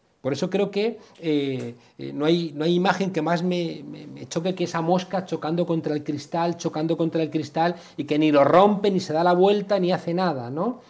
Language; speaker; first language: Spanish; native; Spanish